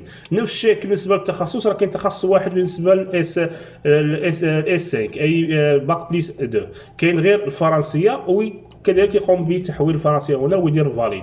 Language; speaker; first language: Arabic; native; Arabic